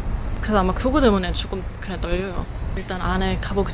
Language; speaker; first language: Korean; non-native, fluent; German